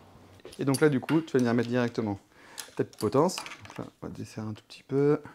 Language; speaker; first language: French; native; French